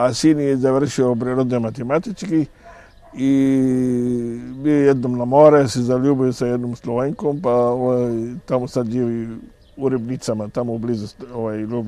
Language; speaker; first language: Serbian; non-native, fluent; Arabic